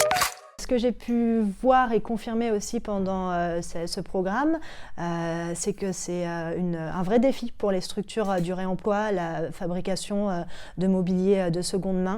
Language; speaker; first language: French; native; French